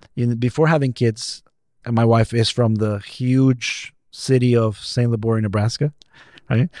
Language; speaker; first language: English; non-native, fluent; Spanish